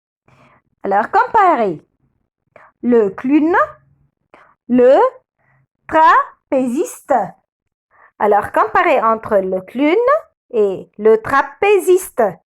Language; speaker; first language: French; non-native, fluent; Arabic